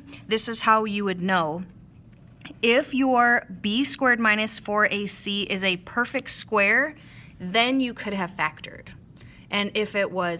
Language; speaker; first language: English; native; English